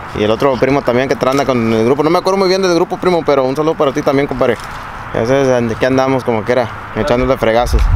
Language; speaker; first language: Spanish; early bilingual, heritage; Spanish